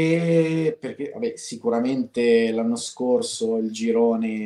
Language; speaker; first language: Italian; native; Italian